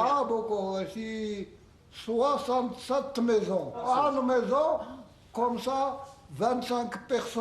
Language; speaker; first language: French; non-native, learner; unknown